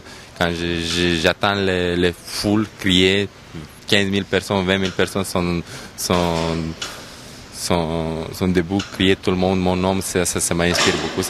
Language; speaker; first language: French; non-native, fluent; Romanian